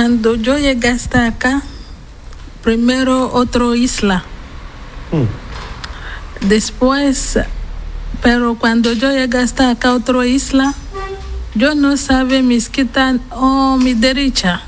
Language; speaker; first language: Spanish; non-native, learner; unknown